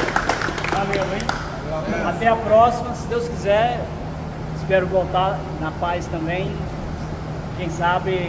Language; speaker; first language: Portuguese; native; Portuguese